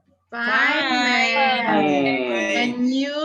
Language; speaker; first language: English; non-native, learner; Indonesian